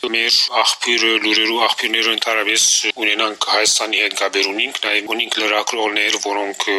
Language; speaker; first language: Armenian; early bilingual, heritage; Armenian